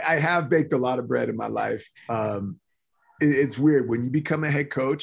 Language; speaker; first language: English; native; English